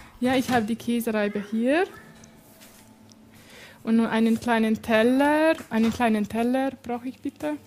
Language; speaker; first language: German; non-native, fluent; Hungarian